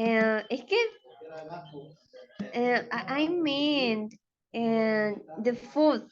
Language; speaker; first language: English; non-native, learner; Spanish